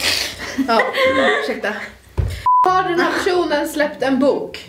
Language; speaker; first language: Swedish; native; Swedish